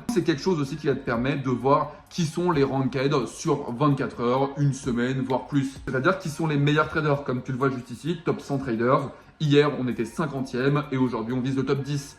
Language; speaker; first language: French; native; French